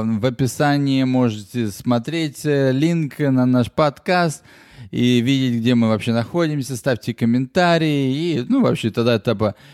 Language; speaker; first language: Russian; early bilingual, heritage; Russian